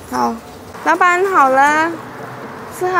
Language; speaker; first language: Chinese; non-native, fluent; Indonesian